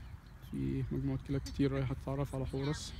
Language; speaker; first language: Arabic; native; Arabic